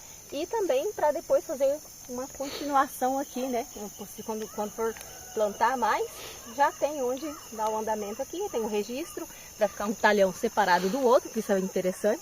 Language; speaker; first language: Portuguese; native; Portuguese